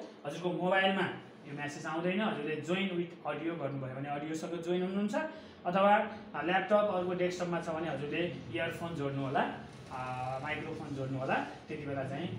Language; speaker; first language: Nepali; native; Nepali